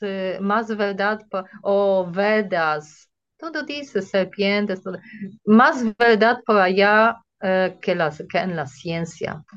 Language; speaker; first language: Spanish; non-native, fluent; Polish